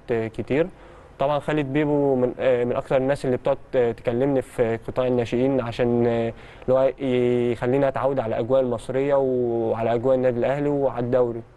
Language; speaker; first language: Egyptian Arabic; early bilingual, heritage; Arabic